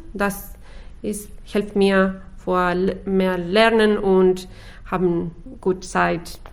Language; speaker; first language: German; non-native, learner; Spanish